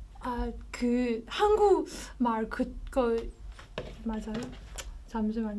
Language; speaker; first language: Korean; non-native, learner; Chinese